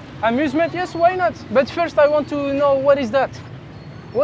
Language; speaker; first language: English; non-native, learner; French